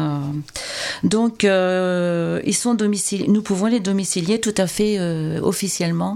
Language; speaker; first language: French; native; French